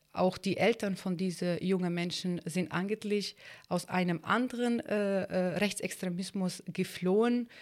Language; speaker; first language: German; non-native, fluent; Turkish